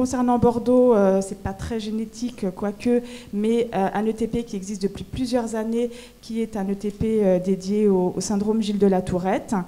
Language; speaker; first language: French; native; French